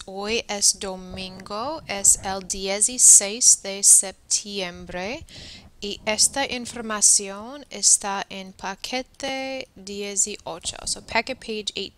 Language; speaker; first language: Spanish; non-native, fluent; English